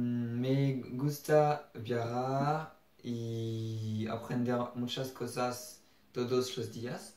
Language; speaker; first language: Spanish; non-native, learner; French